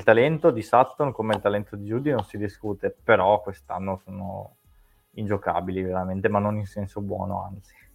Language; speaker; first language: Italian; native; Italian